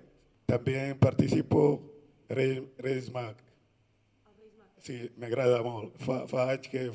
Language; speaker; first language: Catalan; non-native, learner; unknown